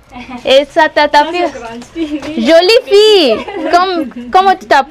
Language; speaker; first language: French; non-native, learner; Telugu